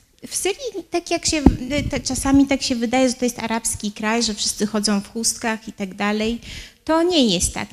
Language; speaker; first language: Polish; early bilingual, heritage; Arabic